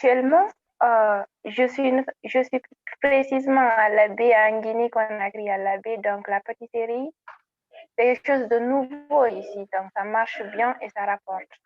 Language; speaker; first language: French; non-native, local second language; Fula